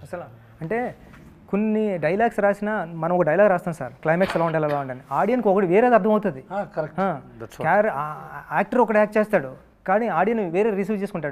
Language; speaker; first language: Telugu; native; Telugu